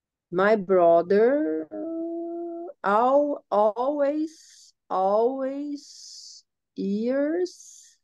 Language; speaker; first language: English; non-native, learner; Portuguese